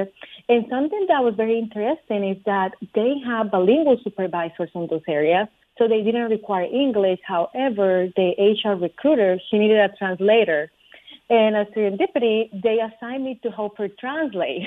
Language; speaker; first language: English; non-native, fluent; Spanish